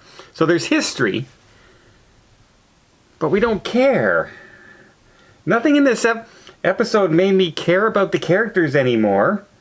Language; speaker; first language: English; native; English